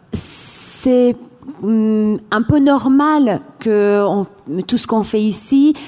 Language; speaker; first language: French; non-native, fluent; Persian